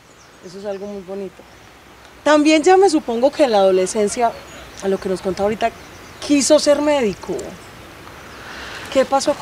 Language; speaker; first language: Spanish; native; Spanish